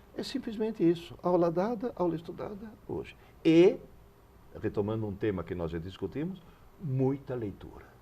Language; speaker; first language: Portuguese; early bilingual, other home language; Italian